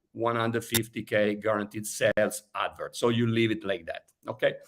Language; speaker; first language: English; non-native, fluent; Italian